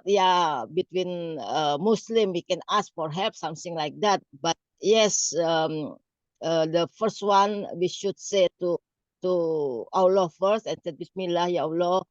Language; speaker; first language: English; non-native, learner; Indonesian